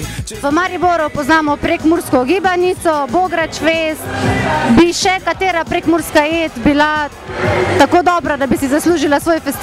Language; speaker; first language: Slovenian; native; Slovenian